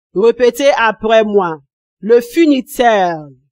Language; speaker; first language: French; non-native, fluent; Igbo